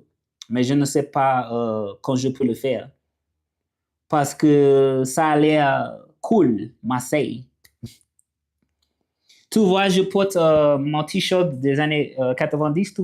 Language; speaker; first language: French; non-native, learner; English